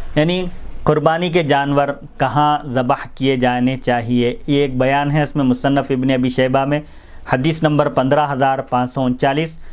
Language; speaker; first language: Urdu; native; Urdu